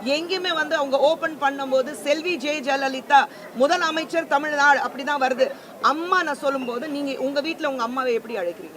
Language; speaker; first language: Tamil; non-native, fluent; Hindi